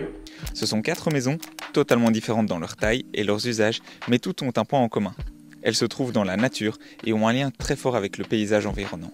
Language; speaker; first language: French; native; French